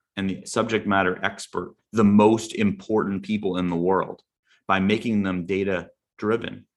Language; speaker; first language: English; native; English